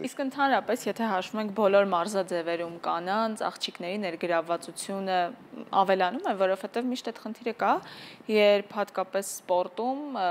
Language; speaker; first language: Armenian; native; Armenian